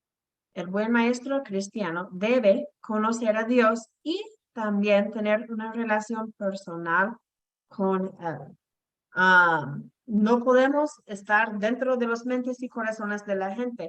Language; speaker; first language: Spanish; non-native, fluent; English